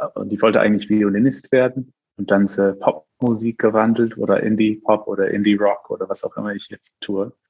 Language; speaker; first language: German; non-native, fluent; English